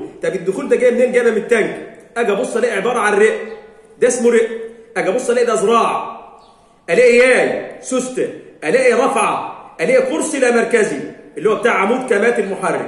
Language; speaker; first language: Arabic; native; Arabic